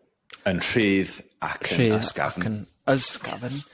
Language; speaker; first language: Welsh; non-native, local second language; English